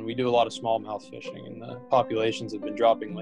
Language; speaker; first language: English; native; English